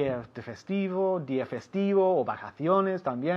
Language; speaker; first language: Spanish; non-native, fluent; English